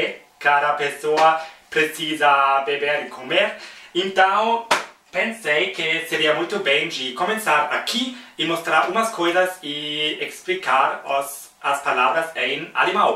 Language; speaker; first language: Portuguese; non-native, fluent; German